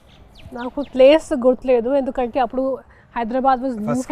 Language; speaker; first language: Telugu; non-native, fluent; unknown